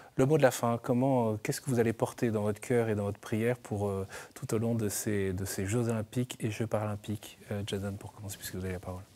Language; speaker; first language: French; native; French